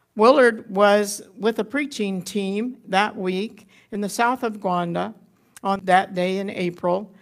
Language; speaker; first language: English; native; English